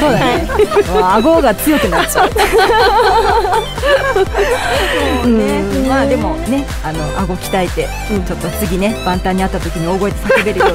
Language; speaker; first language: Japanese; native; Japanese